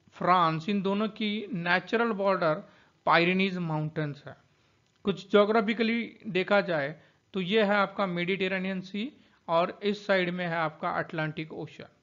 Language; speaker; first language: Hindi; non-native, local second language; Marathi